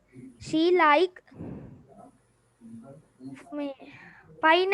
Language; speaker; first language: English; non-native, learner; Sinhala